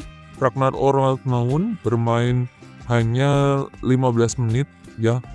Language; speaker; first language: Indonesian; native; Indonesian